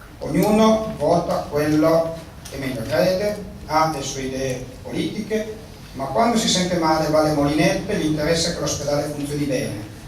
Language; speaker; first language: Italian; native; Italian